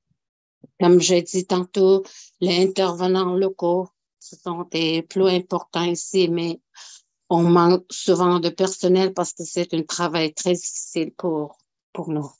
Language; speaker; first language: French; non-native, local second language; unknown